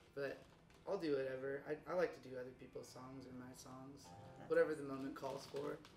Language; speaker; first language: English; native; English